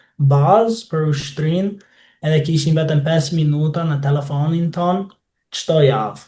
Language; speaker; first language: Albanian; non-native, fluent; English